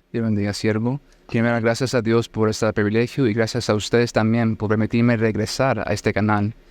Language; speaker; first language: Spanish; early bilingual, heritage; Spanish